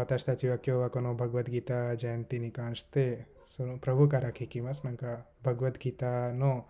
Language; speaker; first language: Japanese; non-native, fluent; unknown